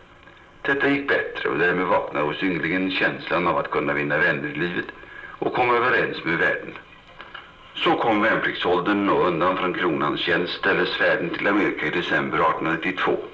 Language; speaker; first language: Swedish; native; Swedish